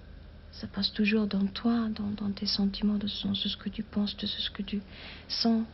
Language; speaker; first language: French; non-native, fluent; German